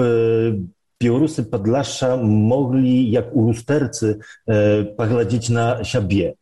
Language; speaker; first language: Polish; non-native, local second language; Belarusian